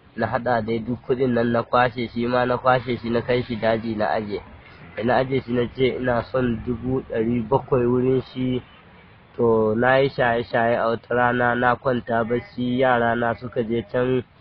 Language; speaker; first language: Hausa; non-native, local second language; Fula